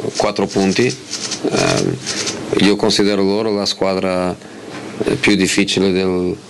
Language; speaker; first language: Italian; non-native, fluent; Portuguese